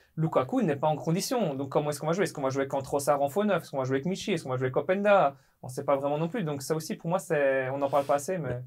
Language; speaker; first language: French; native; French